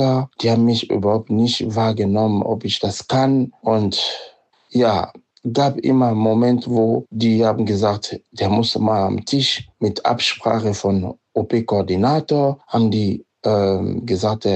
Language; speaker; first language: German; non-native, fluent; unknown